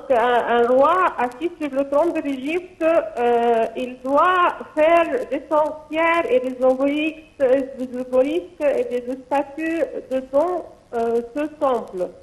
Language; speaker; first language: French; non-native, local second language; Arabic